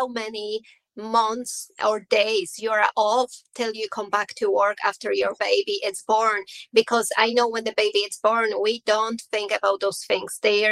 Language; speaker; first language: English; non-native, learner; Polish